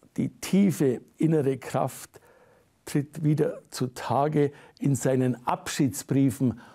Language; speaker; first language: German; native; German